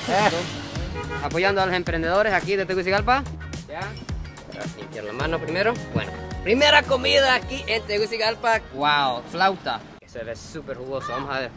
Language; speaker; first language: Spanish; non-native, fluent; Japanese